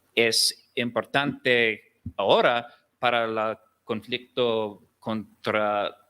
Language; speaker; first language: Spanish; non-native, learner; English